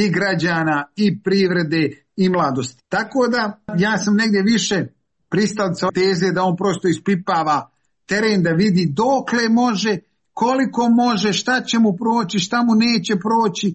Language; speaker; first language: Serbian; native; Serbian